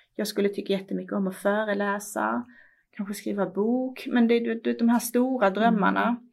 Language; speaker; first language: Swedish; early bilingual, other home language; Persian